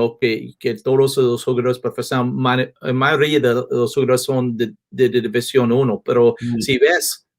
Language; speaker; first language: Spanish; non-native, learner; English